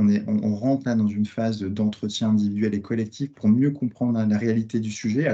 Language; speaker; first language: French; native; French